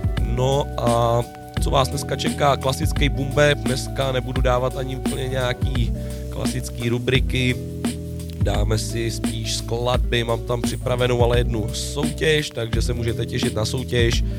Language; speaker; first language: Czech; native; Czech